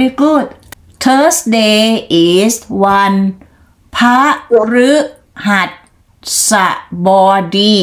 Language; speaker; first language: English; non-native, learner; Thai